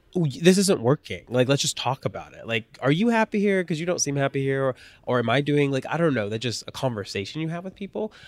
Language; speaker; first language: English; native; English